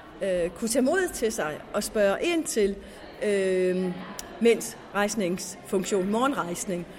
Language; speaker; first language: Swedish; non-native, learner; Danish